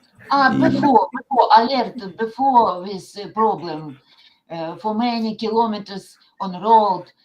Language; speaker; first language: English; non-native, learner; Ukrainian